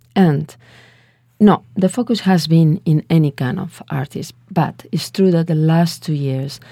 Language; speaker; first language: English; non-native, fluent; Spanish